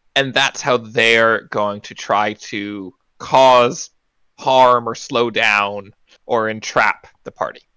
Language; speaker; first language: English; native; English